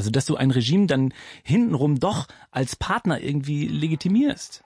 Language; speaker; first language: German; native; German